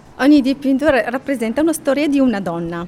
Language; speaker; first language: Italian; non-native, learner; Arabic